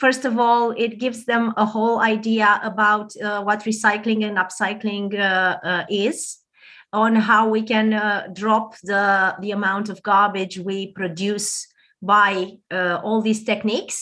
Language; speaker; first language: English; non-native, fluent; Romanian